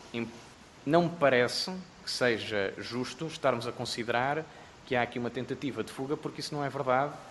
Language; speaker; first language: Portuguese; native; Portuguese